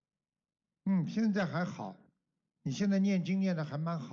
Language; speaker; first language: Chinese; native; Chinese